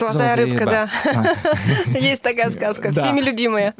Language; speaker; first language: Russian; native; Russian